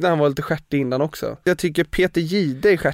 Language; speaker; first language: Swedish; native; Swedish